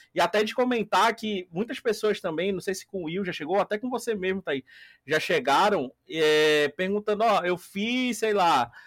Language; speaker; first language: Portuguese; native; Portuguese